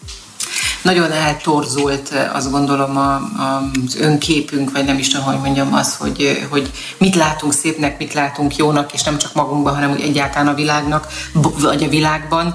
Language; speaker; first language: Hungarian; native; Hungarian